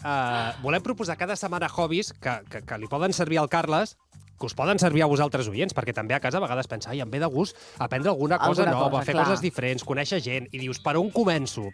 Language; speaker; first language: Catalan; native; Catalan